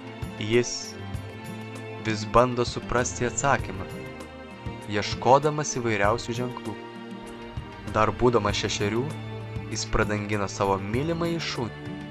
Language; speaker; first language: Lithuanian; native; Lithuanian